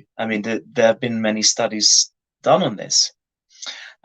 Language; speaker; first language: English; native; English